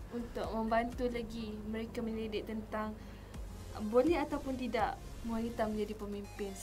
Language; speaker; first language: Malay; native; Malay